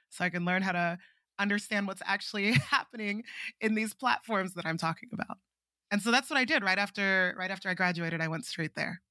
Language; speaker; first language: English; non-native, local second language; Igbo